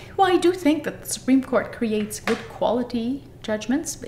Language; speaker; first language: English; native; English